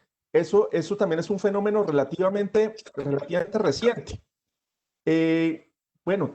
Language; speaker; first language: Spanish; native; Spanish